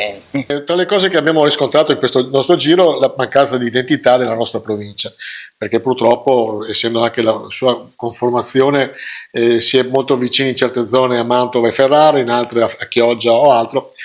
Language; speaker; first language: Italian; native; Italian